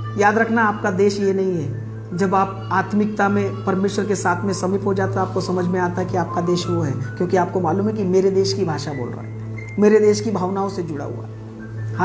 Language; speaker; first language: Hindi; non-native, local second language; Marathi